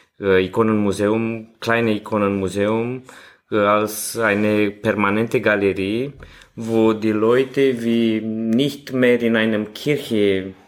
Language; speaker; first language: German; non-native, learner; Romanian